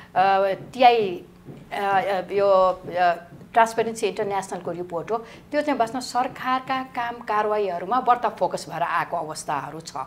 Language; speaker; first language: Nepali; native; Nepali